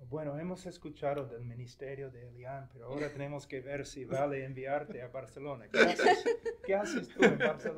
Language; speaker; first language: Spanish; non-native, fluent; English